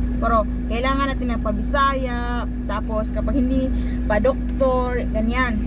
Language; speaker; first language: Filipino; non-native, local second language; Cebuano